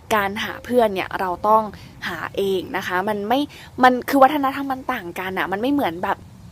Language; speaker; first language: Thai; native; Thai